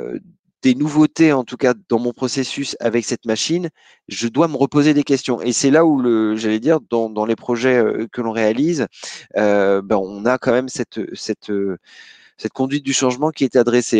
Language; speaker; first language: French; native; French